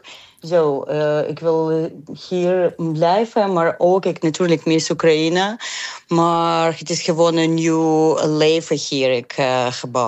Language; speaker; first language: Dutch; non-native, learner; Ukrainian